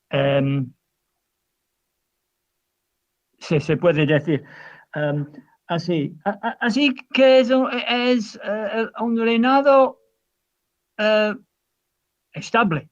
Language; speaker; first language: Spanish; non-native, learner; English